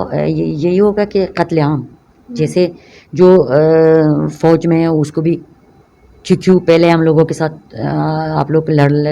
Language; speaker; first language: Hindi; non-native, learner; Pashto